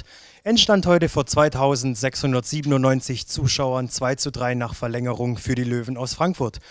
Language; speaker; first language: German; native; German